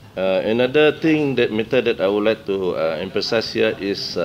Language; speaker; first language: English; non-native, local second language; Malay